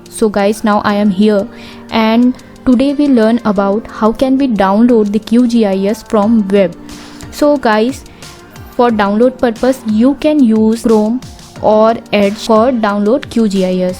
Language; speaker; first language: English; non-native, local second language; Hindi